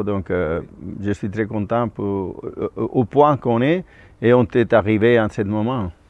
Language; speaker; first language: French; non-native, fluent; Spanish